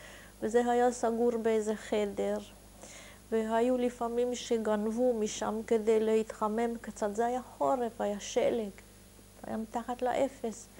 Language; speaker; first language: Hebrew; non-native, fluent; Hungarian